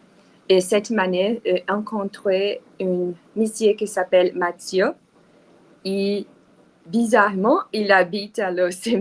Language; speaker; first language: French; non-native, learner; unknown